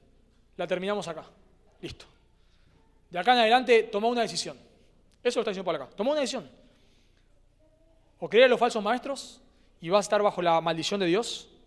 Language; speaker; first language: Spanish; native; Spanish